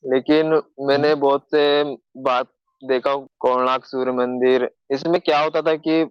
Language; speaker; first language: Hindi; native; Hindi